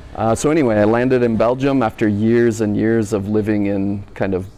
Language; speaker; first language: English; native; English